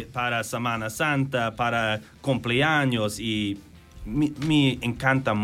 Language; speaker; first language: Spanish; non-native, learner; English